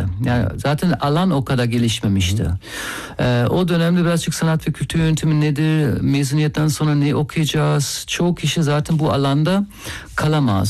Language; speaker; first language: Turkish; non-native, fluent; German